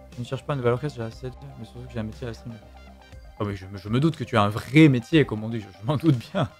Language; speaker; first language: French; native; French